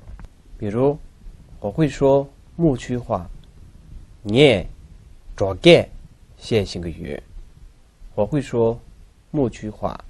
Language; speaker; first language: Chinese; non-native, local second language; Tibetan